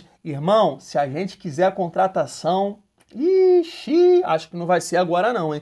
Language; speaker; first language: Portuguese; native; Portuguese